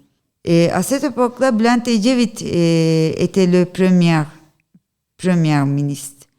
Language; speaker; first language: French; non-native, learner; Turkish